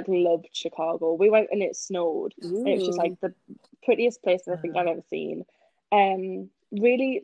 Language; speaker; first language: English; native; English